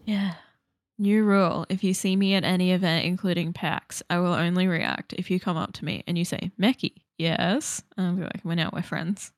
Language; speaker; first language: English; native; English